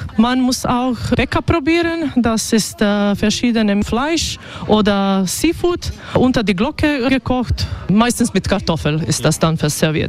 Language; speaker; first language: German; non-native, fluent; Croatian